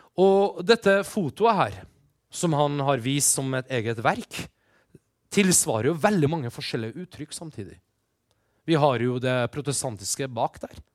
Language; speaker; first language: Norwegian; early bilingual, other home language; Persian